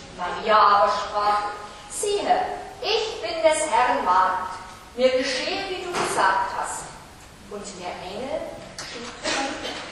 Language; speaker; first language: German; native; German